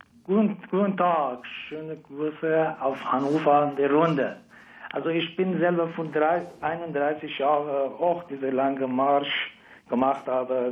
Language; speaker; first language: German; non-native, fluent; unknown